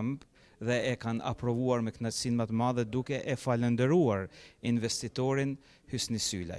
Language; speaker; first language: Albanian; native; Albanian